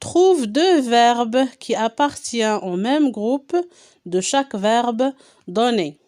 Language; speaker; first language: French; non-native, local second language; Arabic